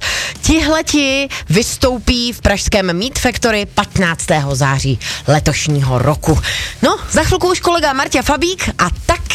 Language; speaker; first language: Czech; native; Czech